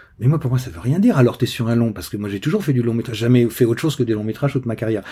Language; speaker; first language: French; native; French